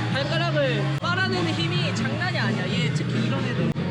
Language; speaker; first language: Korean; native; Korean